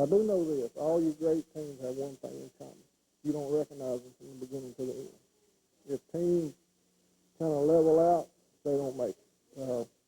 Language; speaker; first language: English; native; English